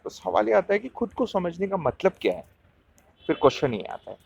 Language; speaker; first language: Hindi; native; Hindi